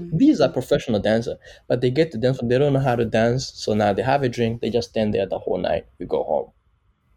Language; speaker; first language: English; non-native, local second language; Kinyarwanda